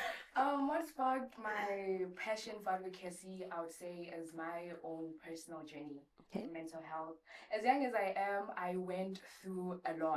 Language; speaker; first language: English; non-native, local second language; Southern Sotho